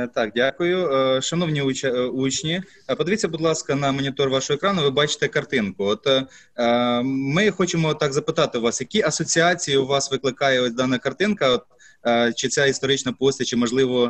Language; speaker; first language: Ukrainian; native; Ukrainian